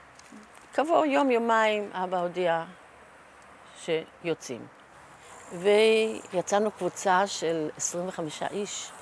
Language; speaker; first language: Hebrew; early bilingual, other home language; Yiddish